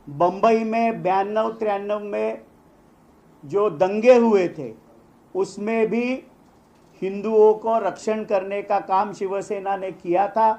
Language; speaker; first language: Hindi; non-native, local second language; Marathi